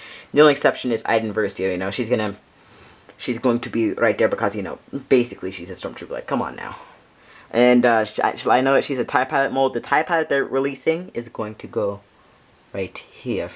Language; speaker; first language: English; native; English